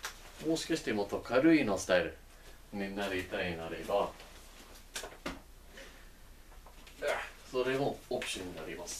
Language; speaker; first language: Japanese; non-native, learner; English